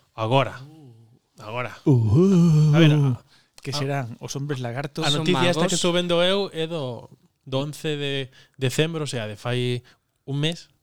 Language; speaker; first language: Galician; non-native, local second language; Spanish